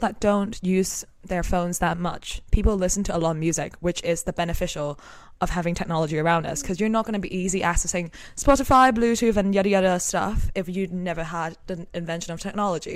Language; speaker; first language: English; non-native, local second language; Cantonese